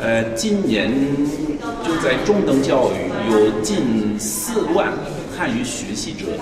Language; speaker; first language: Chinese; non-native, fluent; French